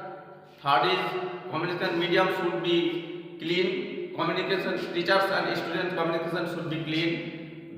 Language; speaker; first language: English; non-native, local second language; Bangla